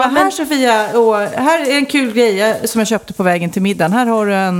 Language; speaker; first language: Swedish; native; Swedish